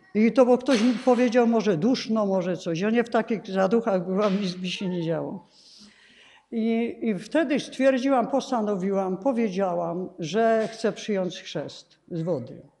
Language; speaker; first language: Polish; native; Polish